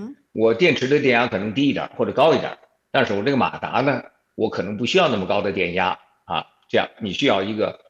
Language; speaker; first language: Chinese; native; Chinese